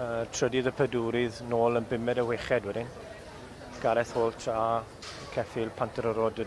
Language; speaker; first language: Welsh; native; Welsh